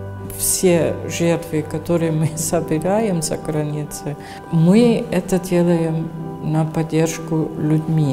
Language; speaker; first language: Russian; non-native, fluent; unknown